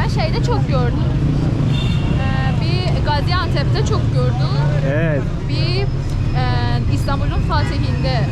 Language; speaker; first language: Turkish; non-native, fluent; Persian